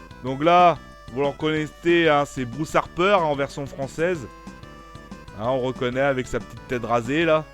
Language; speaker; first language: French; native; French